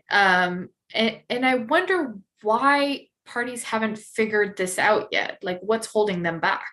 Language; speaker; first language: English; native; English